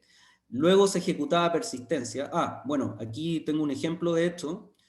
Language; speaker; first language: Spanish; native; Spanish